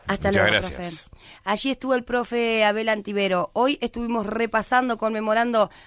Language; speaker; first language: Spanish; native; Spanish